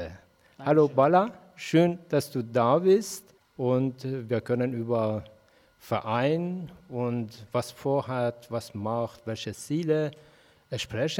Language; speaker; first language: German; non-native, fluent; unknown